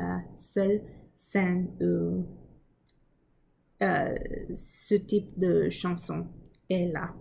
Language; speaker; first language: French; non-native, learner; English